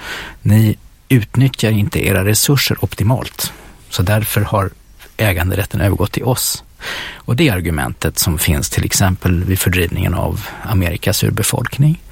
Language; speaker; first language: Swedish; native; Swedish